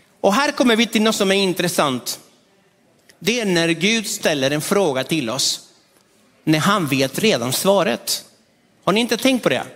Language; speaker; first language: Swedish; non-native, fluent; Spanish